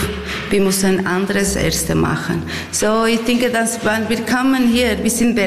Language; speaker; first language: German; non-native, learner; Portuguese